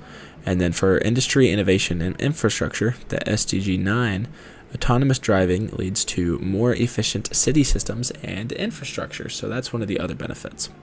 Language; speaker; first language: English; native; English